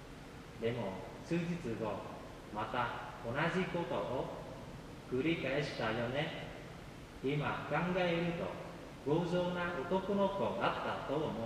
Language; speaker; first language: Japanese; non-native, fluent; Vietnamese